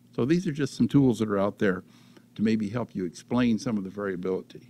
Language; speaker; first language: English; native; English